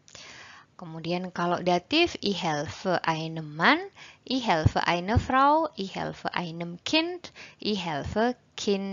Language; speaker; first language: German; non-native, fluent; Indonesian